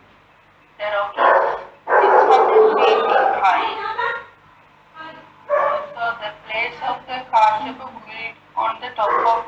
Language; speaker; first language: English; non-native, learner; Sinhala